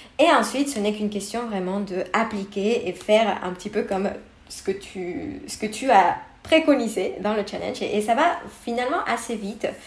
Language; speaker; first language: French; non-native, fluent; Spanish